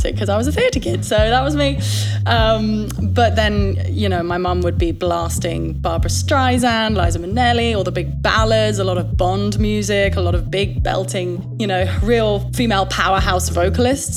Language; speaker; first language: English; native; English